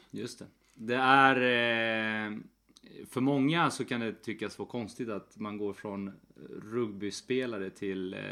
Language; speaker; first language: Swedish; early bilingual, other home language; Spanish